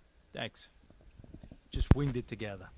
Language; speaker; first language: English; native; English